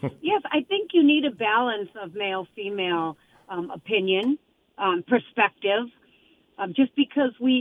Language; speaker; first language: English; native; English